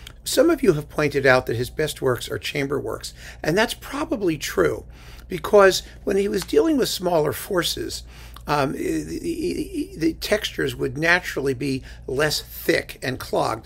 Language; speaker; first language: English; native; English